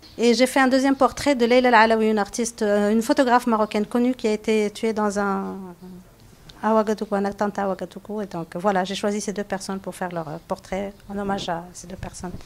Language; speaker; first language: French; non-native, local second language; Arabic